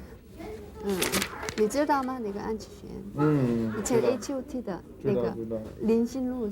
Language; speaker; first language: Chinese; non-native, learner; Korean